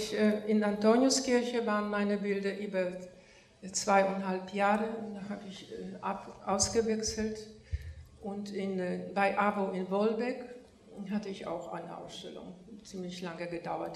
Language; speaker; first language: German; non-native, fluent; Polish